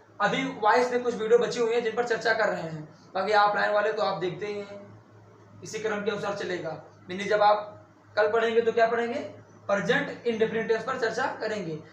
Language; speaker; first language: Hindi; native; Hindi